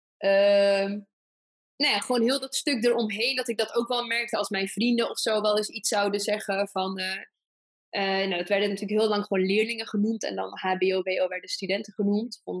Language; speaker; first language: Dutch; early bilingual, other home language; Persian